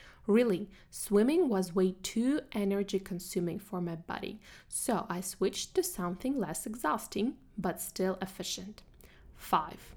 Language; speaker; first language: English; non-native, fluent; Russian